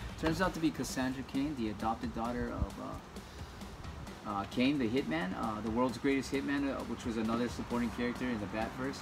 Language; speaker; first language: English; native; English